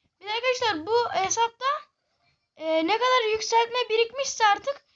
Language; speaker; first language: Turkish; native; Turkish